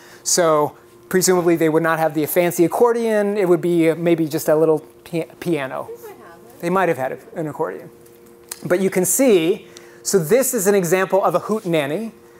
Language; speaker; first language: English; native; English